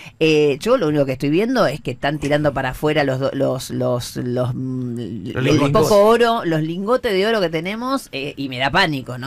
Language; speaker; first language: Spanish; native; Spanish